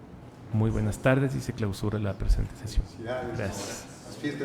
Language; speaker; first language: Spanish; native; Spanish